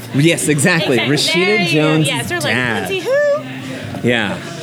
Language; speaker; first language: English; native; English